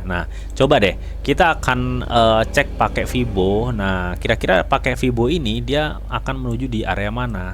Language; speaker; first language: Indonesian; native; Indonesian